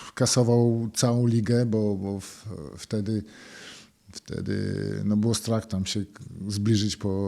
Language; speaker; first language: Polish; native; Polish